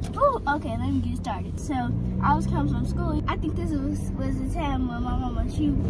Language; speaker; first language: English; native; English